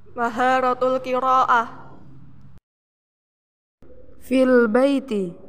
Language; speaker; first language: Arabic; non-native, learner; Indonesian